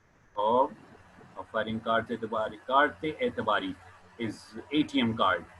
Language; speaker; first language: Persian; non-native, fluent; Urdu